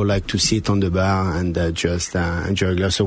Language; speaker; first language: English; non-native, fluent; French